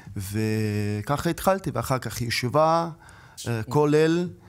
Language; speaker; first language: Hebrew; non-native, learner; Russian